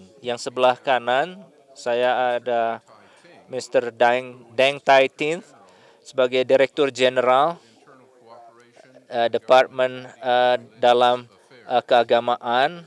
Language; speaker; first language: Indonesian; non-native, fluent; English